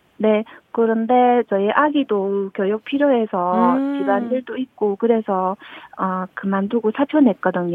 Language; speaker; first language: Korean; non-native, learner; Chinese